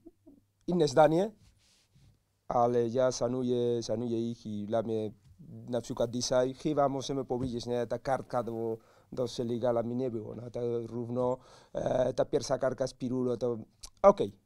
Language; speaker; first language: Polish; non-native, learner; Spanish